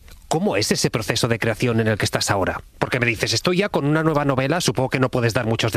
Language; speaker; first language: Spanish; native; Spanish